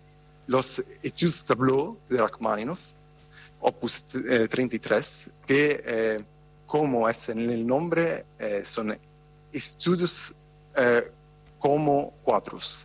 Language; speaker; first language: Spanish; non-native, fluent; Italian